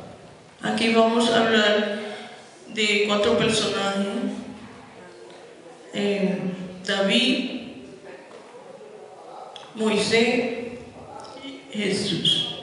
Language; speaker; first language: Spanish; native; Spanish